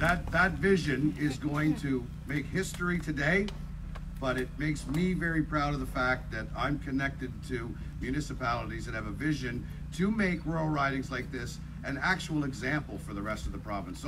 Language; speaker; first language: English; native; English